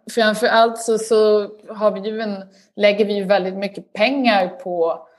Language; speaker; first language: Swedish; native; Swedish